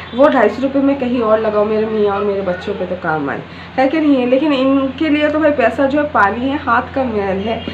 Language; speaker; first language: Hindi; non-native, local second language; Bangla